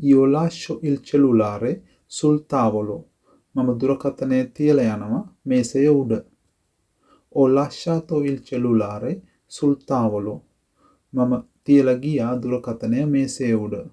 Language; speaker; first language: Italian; non-native, fluent; Sinhala